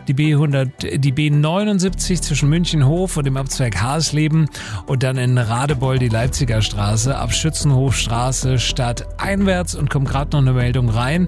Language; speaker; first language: German; native; German